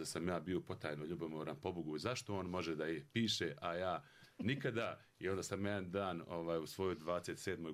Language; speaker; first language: Serbian; native; Serbian